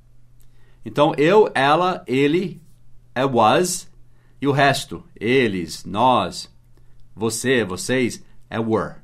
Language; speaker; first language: Portuguese; non-native, fluent; English